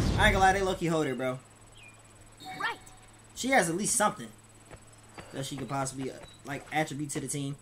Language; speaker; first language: English; native; English